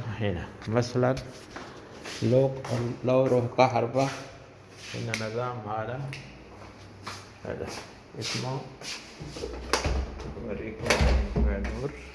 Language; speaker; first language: Arabic; non-native, learner; Urdu